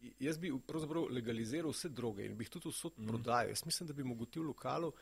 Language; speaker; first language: Slovenian; native; Slovenian